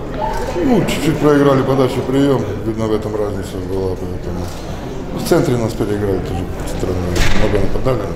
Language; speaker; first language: Russian; native; Russian